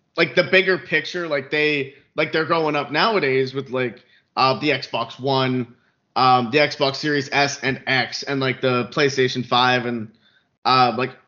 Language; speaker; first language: English; native; English